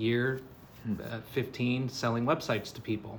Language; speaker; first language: English; native; English